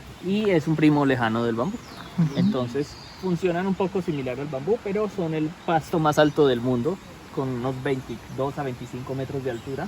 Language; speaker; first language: Spanish; native; Spanish